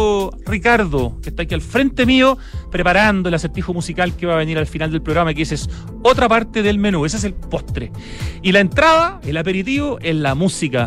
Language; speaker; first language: Spanish; native; Spanish